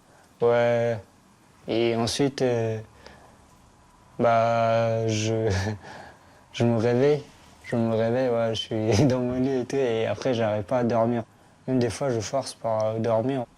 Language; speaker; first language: French; non-native, fluent; Persian